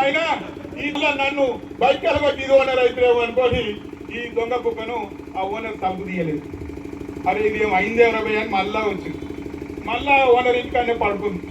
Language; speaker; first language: Telugu; native; Telugu